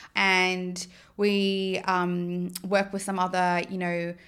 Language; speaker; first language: English; native; English